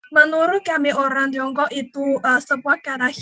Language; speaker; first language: Indonesian; non-native, learner; Chinese